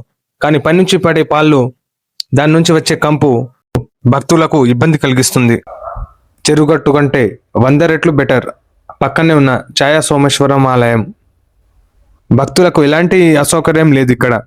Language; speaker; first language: Telugu; native; Telugu